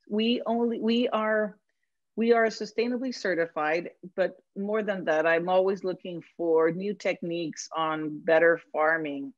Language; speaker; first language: English; non-native, fluent; Spanish